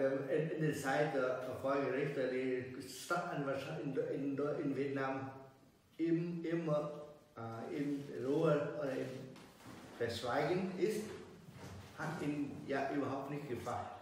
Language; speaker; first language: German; non-native, learner; Vietnamese